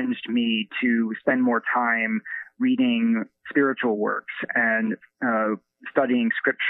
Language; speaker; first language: English; native; English